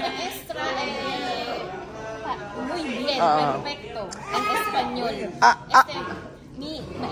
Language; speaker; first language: Spanish; non-native, learner; Filipino